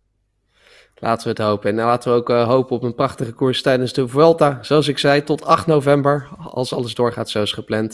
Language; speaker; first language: Dutch; native; Dutch